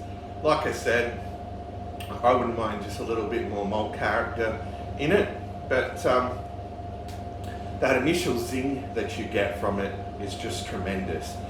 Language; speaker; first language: English; native; English